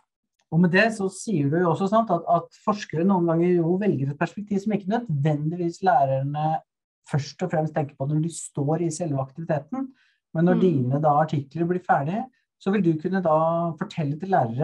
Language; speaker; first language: Norwegian; native; Norwegian